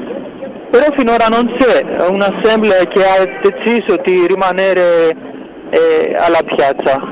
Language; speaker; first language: Italian; non-native, fluent; Greek